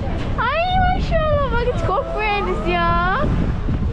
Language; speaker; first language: Turkish; non-native, learner; Indonesian